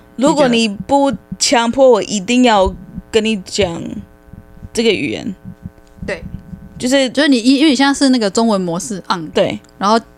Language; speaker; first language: Chinese; non-native, fluent; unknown